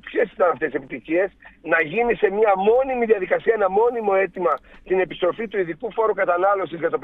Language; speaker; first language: Greek; native; Greek